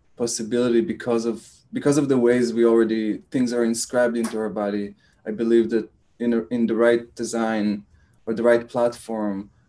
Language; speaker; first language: English; non-native, fluent; Hebrew